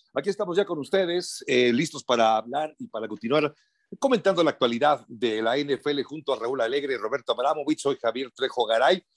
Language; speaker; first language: Spanish; native; Spanish